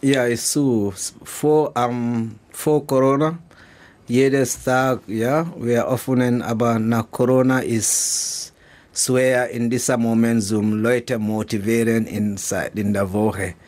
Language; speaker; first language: German; non-native, learner; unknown